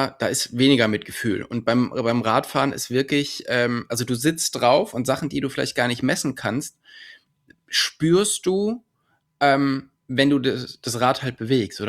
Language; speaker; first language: German; native; German